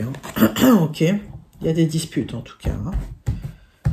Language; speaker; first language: French; native; French